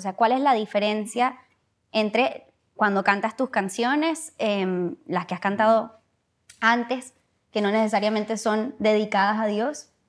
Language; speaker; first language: Spanish; early bilingual, heritage; Spanish